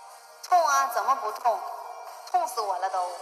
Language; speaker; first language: Chinese; native; Chinese